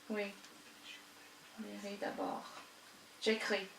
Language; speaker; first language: French; non-native, learner; English